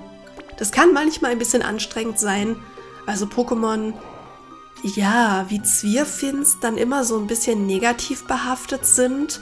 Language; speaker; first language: German; native; German